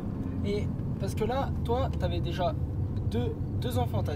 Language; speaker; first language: French; native; French